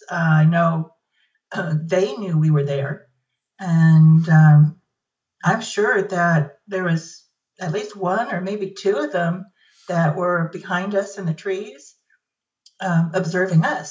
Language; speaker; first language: English; native; English